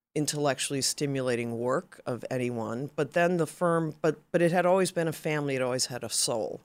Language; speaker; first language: English; native; English